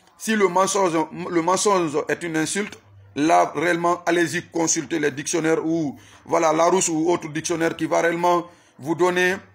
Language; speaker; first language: French; non-native, local second language; Susu